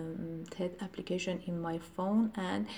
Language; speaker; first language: English; non-native, learner; Persian